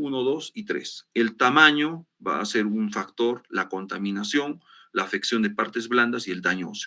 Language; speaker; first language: Spanish; native; Spanish